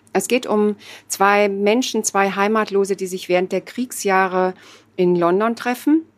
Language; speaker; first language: German; native; German